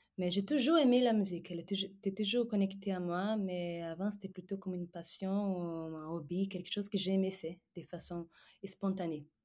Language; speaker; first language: French; non-native, fluent; Portuguese